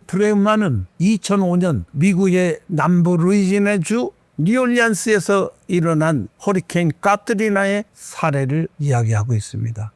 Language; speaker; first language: Korean; native; Korean